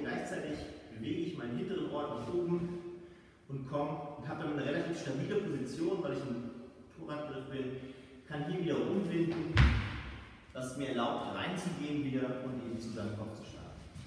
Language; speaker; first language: German; native; German